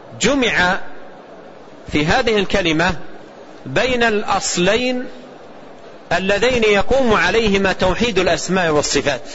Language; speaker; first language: Arabic; native; Arabic